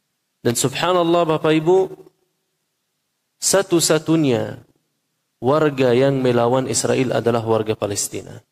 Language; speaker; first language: Indonesian; non-native, fluent; Arabic